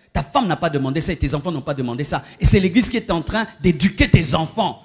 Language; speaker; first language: French; non-native, local second language; Lingala